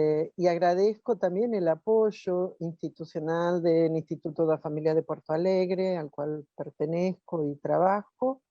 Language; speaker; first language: Spanish; non-native, fluent; Portuguese